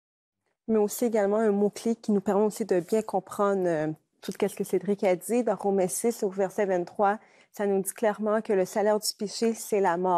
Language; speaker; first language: French; native; French